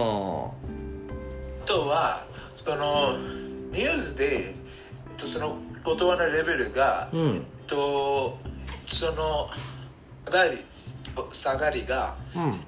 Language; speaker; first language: Japanese; non-native, learner; Bangla